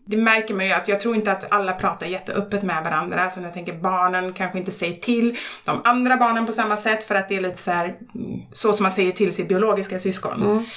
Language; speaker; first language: Swedish; native; Swedish